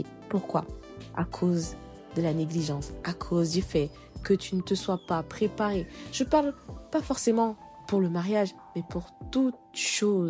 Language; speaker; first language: French; native; French